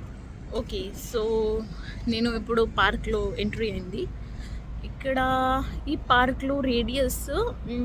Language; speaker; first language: Telugu; non-native, learner; Marathi